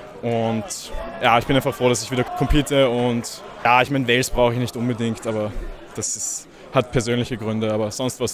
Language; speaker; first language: German; native; German